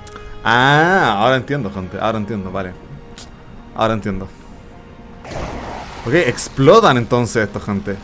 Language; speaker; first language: Spanish; native; Spanish